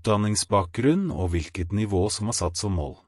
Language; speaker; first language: Norwegian; non-native, fluent; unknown